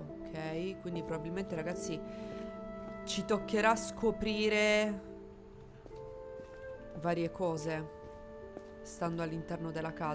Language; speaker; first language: Italian; native; Italian